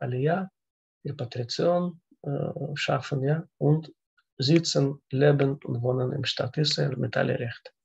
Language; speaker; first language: German; non-native, learner; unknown